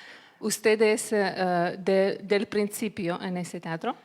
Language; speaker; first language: Spanish; non-native, learner; Lithuanian